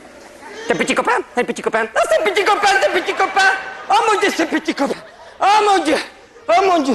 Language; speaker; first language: French; native; French